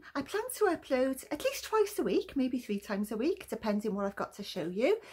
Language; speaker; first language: English; native; English